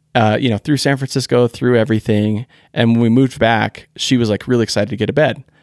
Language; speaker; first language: English; native; English